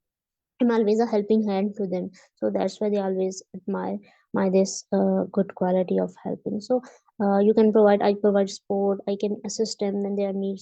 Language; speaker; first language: English; non-native, fluent; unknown